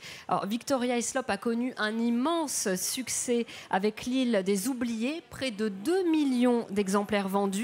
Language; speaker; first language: French; native; French